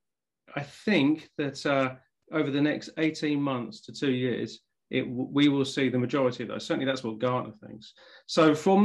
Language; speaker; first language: English; native; English